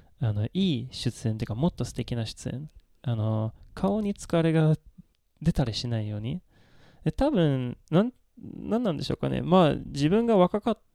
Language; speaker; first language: Japanese; non-native, fluent; Swedish